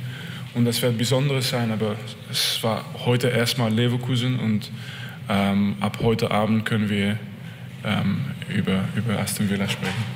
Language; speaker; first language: German; non-native, fluent; French